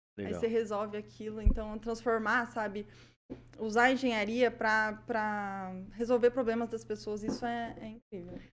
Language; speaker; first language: Portuguese; native; Portuguese